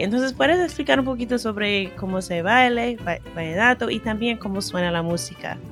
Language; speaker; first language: Spanish; non-native, fluent; English